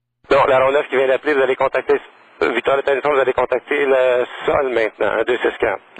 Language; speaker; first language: French; native; French